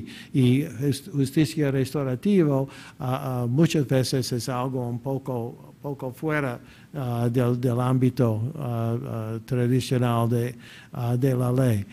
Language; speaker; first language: Spanish; non-native, fluent; English